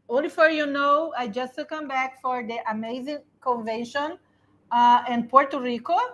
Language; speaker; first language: English; non-native, learner; Portuguese